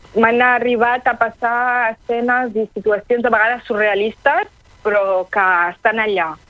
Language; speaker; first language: Catalan; early bilingual, other home language; Arabic